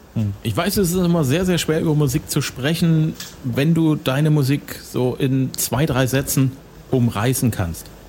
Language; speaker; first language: German; native; German